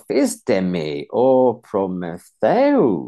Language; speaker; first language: Greek; non-native, fluent; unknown